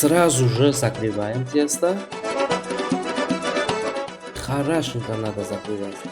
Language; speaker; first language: Russian; non-native, fluent; Georgian